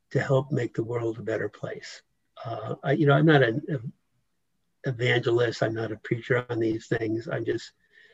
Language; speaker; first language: English; native; English